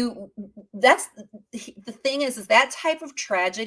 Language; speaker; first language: English; native; English